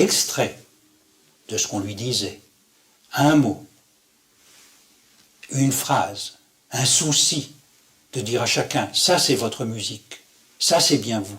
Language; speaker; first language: French; native; French